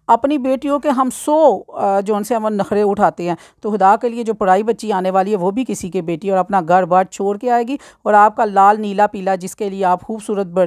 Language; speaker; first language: Urdu; non-native, local second language; Punjabi